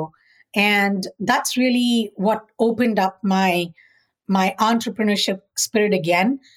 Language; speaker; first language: English; non-native, local second language; Tamil